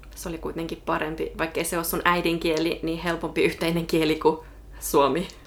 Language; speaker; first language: Finnish; native; Finnish